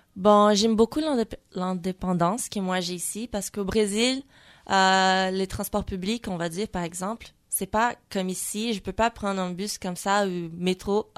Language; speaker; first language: French; non-native, fluent; Portuguese